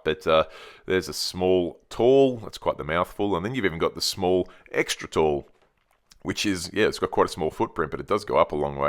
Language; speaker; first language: English; native; English